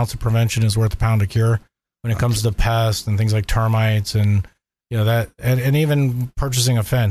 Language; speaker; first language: English; native; English